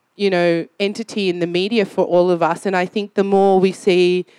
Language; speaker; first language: English; native; English